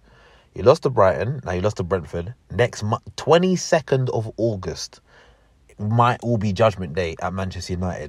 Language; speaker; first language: English; native; English